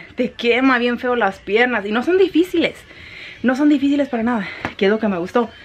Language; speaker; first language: Spanish; early bilingual, heritage; Spanish